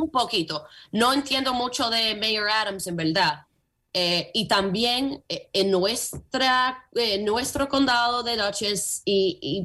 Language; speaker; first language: Spanish; early bilingual, heritage; Spanish